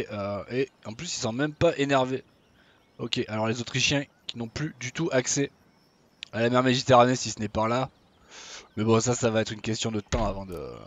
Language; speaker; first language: French; native; French